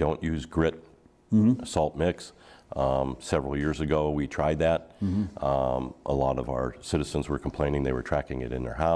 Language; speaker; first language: English; native; English